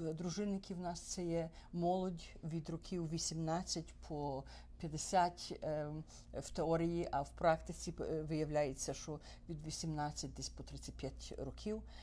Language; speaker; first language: Ukrainian; early bilingual, heritage; Ukrainian